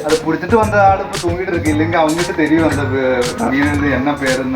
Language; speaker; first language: Tamil; non-native, learner; Malayalam